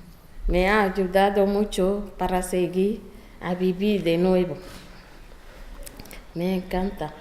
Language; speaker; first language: Spanish; non-native, learner; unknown